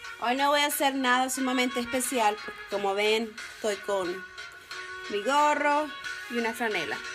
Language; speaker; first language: Spanish; native; Spanish